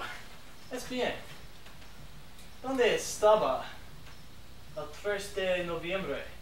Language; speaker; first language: Spanish; non-native, learner; English